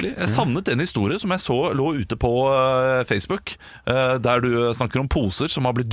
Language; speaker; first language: Norwegian; native; Norwegian